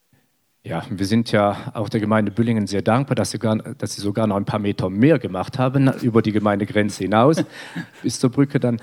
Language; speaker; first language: German; native; German